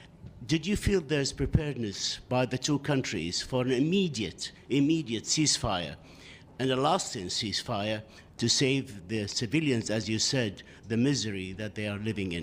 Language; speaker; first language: English; non-native, fluent; Arabic